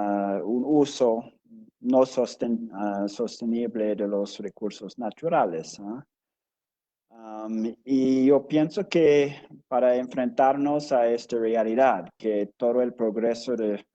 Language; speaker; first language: Spanish; non-native, fluent; English